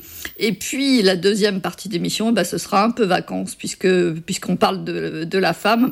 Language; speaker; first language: French; native; French